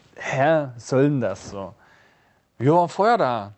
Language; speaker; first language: German; non-native, local second language; Upper Sorbian